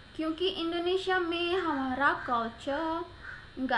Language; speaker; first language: Hindi; non-native, learner; Indonesian